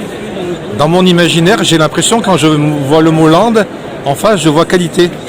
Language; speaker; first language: French; native; French